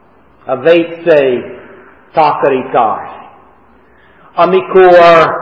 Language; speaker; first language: Hungarian; non-native, fluent; English